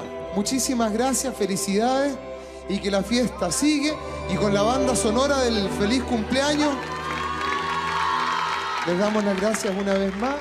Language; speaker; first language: Spanish; native; Spanish